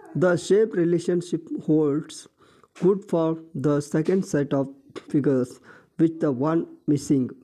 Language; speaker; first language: English; non-native, local second language; Kannada